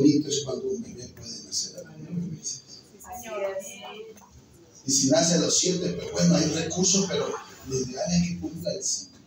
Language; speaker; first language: Spanish; native; Spanish